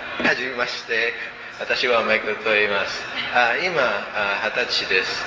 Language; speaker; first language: Japanese; non-native, learner; Cebuano